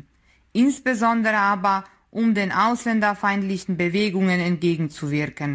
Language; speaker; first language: German; non-native, fluent; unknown